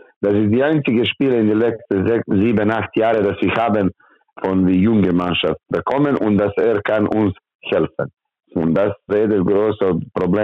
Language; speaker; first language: German; non-native, learner; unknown